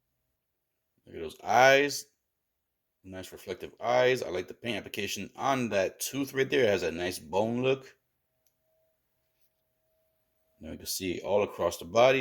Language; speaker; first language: English; native; English